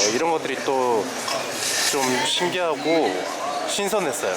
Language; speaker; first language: Korean; native; Korean